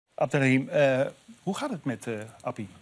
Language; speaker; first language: Dutch; native; Dutch